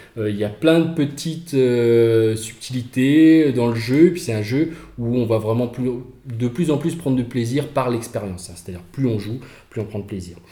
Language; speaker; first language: French; native; French